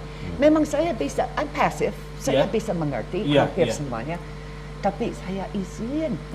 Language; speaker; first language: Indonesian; non-native, learner; English